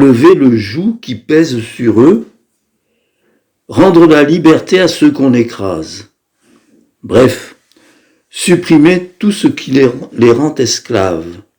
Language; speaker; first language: French; native; French